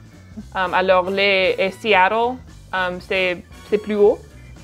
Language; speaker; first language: French; non-native, fluent; English